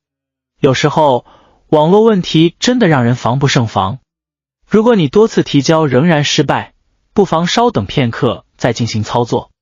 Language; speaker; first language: Chinese; native; Chinese